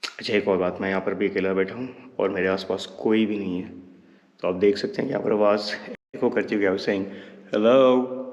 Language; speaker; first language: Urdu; non-native, local second language; Punjabi